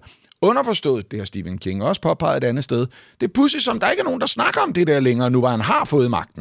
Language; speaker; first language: Danish; native; Danish